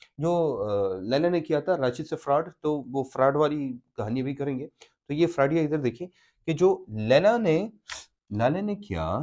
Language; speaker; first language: Urdu; non-native, local second language; Pashto